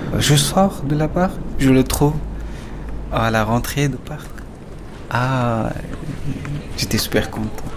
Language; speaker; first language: French; non-native, fluent; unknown